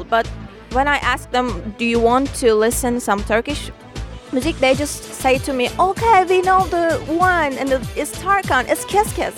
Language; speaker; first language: English; non-native, learner; Turkish